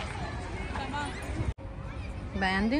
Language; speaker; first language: Turkish; non-native, learner; Tajik